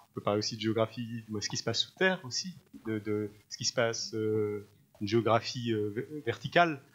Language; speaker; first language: French; native; French